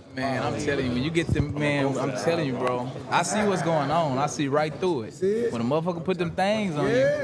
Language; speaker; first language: English; native; English